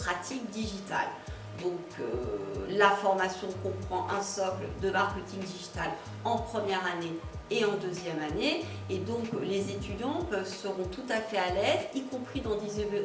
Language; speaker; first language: French; native; French